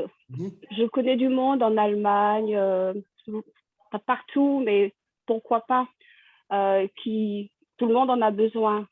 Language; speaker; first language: French; native; French